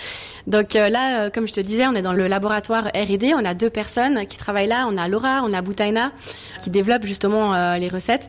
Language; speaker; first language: French; native; French